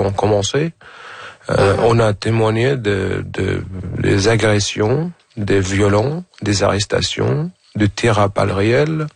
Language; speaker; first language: French; non-native, fluent; Arabic